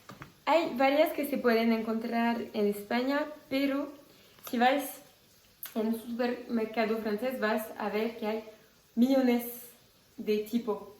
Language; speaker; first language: Spanish; non-native, fluent; French